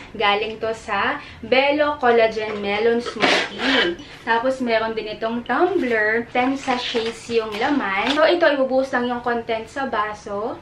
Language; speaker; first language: Filipino; native; Filipino